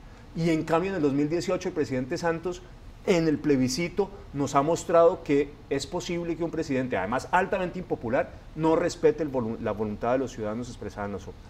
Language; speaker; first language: Spanish; native; Spanish